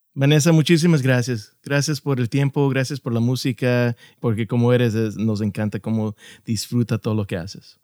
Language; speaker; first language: Spanish; early bilingual, heritage; Spanish